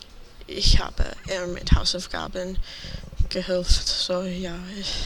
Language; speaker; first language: German; non-native, learner; English